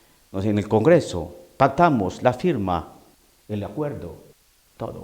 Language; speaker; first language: Spanish; native; Spanish